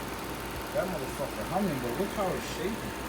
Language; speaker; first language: English; native; English